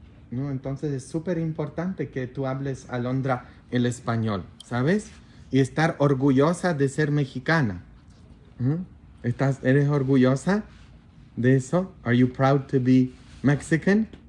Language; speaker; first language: Spanish; non-native, fluent; Polish